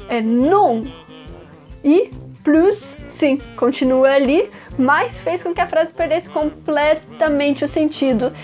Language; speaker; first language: Portuguese; native; Portuguese